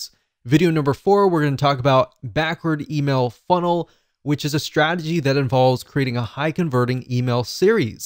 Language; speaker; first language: English; native; English